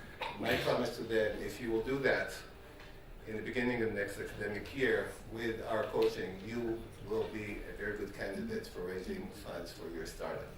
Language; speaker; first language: English; non-native, fluent; Hebrew